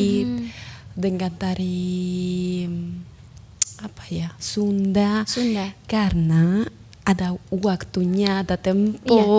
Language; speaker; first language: Indonesian; non-native, learner; Spanish